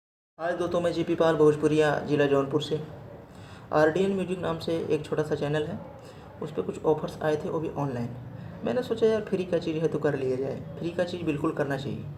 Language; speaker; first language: Hindi; native; Hindi